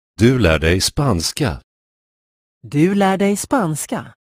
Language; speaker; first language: Swedish; non-native, fluent; Persian